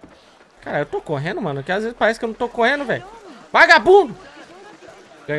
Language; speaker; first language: Portuguese; native; Portuguese